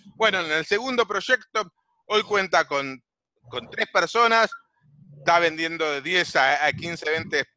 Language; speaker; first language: Spanish; native; Spanish